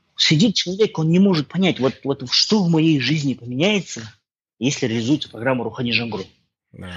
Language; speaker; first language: Russian; non-native, local second language; Kazakh